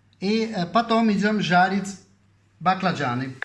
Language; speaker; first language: Russian; non-native, fluent; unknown